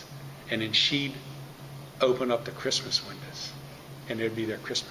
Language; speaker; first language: English; native; English